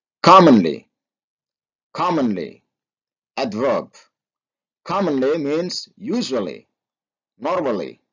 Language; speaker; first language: English; non-native, fluent; Indonesian